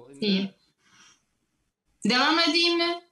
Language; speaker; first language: Turkish; non-native, learner; Russian